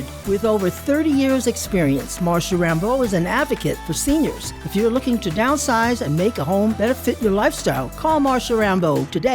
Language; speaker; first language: English; native; English